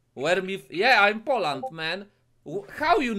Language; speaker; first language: English; non-native, learner; Polish